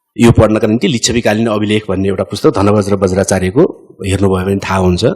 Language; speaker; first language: Nepali; native; Nepali